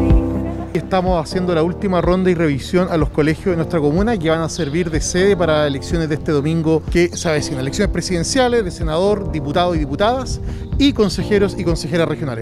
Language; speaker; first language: Spanish; native; Spanish